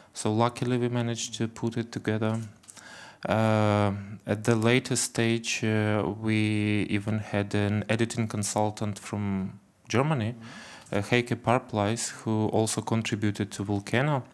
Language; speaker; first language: English; non-native, fluent; Ukrainian